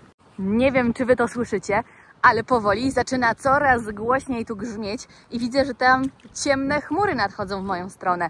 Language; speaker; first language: Polish; native; Polish